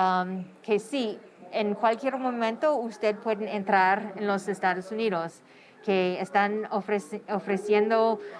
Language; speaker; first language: Spanish; non-native, fluent; English